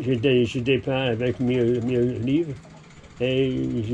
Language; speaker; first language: French; non-native, learner; English